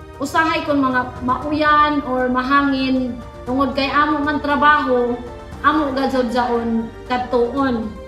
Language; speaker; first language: Cebuano; non-native, local second language; Surigaonon